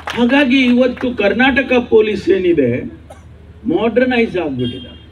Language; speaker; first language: Kannada; native; Kannada